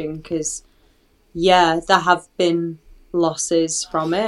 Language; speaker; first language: English; native; English